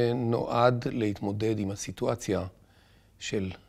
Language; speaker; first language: Hebrew; native; Hebrew